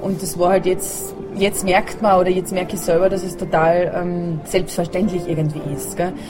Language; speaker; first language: German; native; German